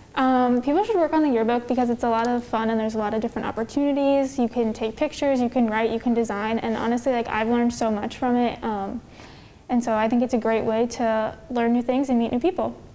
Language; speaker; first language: English; native; English